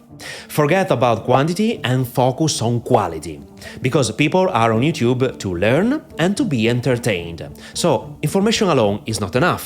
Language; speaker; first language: English; non-native, fluent; Italian